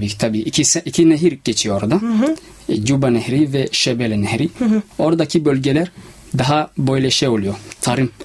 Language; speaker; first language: Turkish; non-native, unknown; Somali